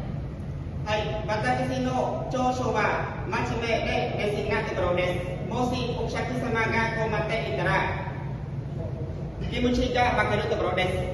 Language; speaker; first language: Japanese; non-native, learner; Khmer